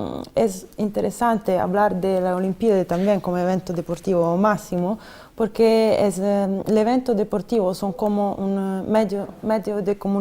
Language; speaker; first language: Spanish; non-native, fluent; Italian